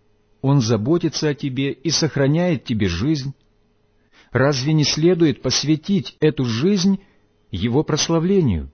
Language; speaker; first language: Russian; native; Russian